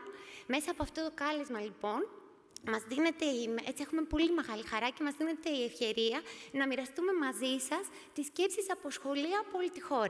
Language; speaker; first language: Greek; native; Greek